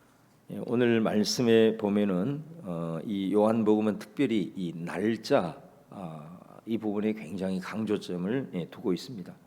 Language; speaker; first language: Korean; native; Korean